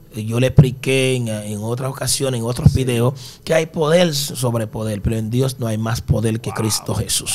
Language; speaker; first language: Spanish; early bilingual, other home language; Haitian Creole